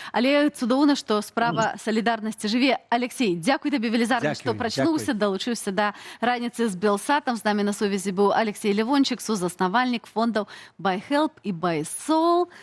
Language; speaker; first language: Belarusian; native; Belarusian